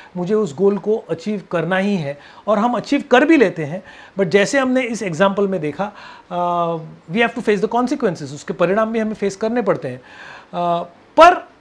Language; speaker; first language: Hindi; non-native, local second language; Marathi